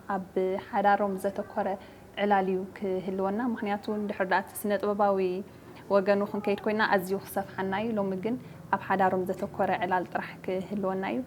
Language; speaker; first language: Tigrinya; native; Tigrinya